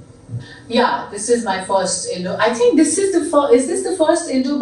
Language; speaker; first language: English; non-native, local second language; Hindi